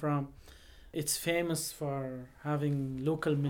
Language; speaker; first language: English; non-native, fluent; Persian